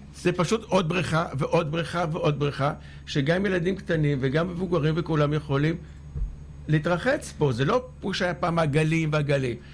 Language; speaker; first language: Hebrew; native; Hebrew